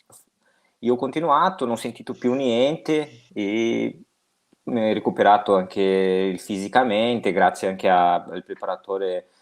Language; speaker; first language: Italian; non-native, fluent; Portuguese